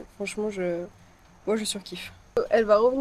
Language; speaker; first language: French; native; French